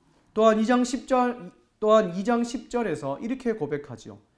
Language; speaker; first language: Korean; native; Korean